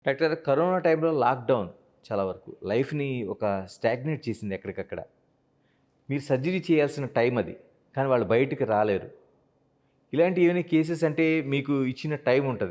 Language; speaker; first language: Telugu; native; Telugu